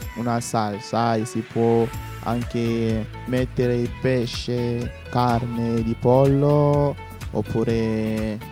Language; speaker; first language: Italian; non-native, fluent; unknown